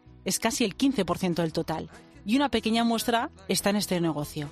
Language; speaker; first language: Spanish; native; Spanish